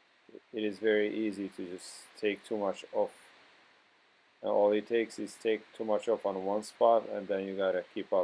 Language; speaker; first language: English; non-native, fluent; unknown